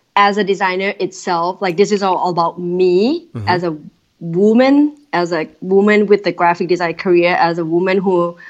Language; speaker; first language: English; non-native, fluent; Thai